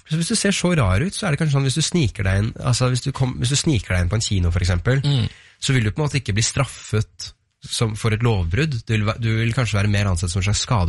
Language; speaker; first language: Norwegian; native; Norwegian